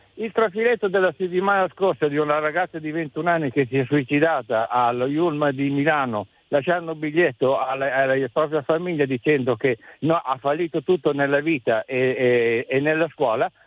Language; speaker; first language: Italian; native; Italian